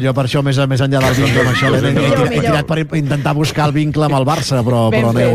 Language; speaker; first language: Catalan; native; Catalan